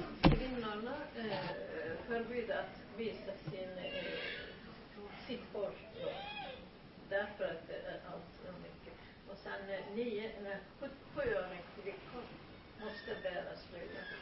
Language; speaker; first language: Swedish; non-native, learner; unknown